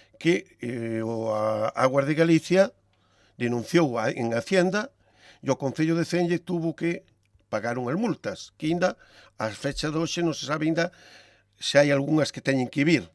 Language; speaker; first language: Galician; native; Galician